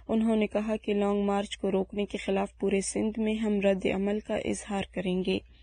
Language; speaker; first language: Urdu; non-native, local second language; Baluchi